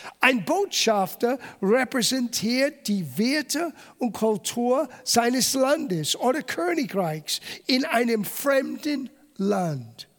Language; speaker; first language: German; non-native, fluent; English